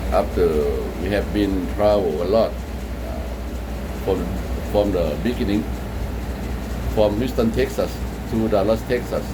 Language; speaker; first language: English; non-native, learner; Lao